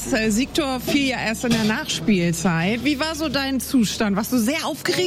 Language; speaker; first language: German; native; German